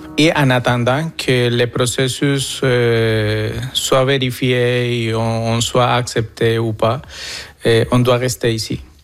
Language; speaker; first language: French; non-native, fluent; Spanish